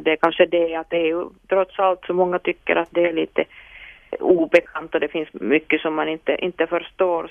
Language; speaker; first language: Swedish; non-native, local second language; Finnish